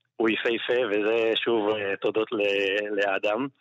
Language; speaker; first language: Hebrew; non-native, fluent; French